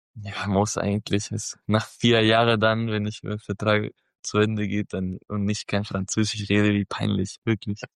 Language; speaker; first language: German; non-native, fluent; Spanish